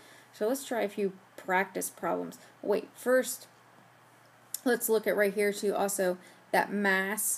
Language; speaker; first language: English; native; English